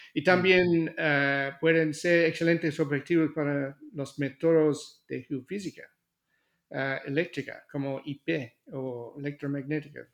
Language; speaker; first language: Spanish; non-native, learner; English